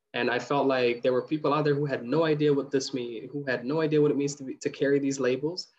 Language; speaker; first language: English; early bilingual, other home language; Somali